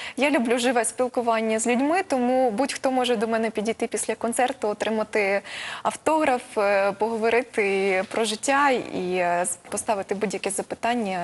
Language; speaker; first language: Ukrainian; non-native, local second language; Russian